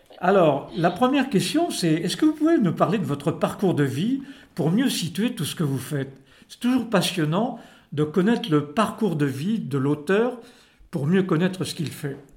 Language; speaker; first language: French; native; French